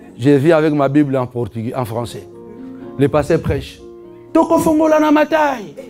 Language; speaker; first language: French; non-native, fluent; Lingala